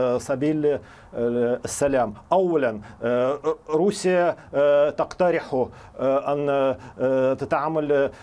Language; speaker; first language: Arabic; non-native, fluent; Russian